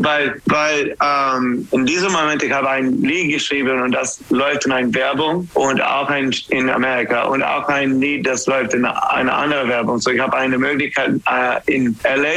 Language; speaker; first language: German; non-native, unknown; English